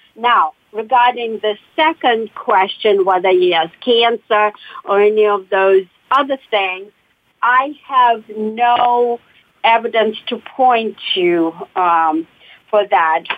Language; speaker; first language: English; non-native, fluent; Russian